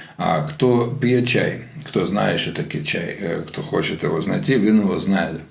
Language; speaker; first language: Ukrainian; non-native, local second language; Russian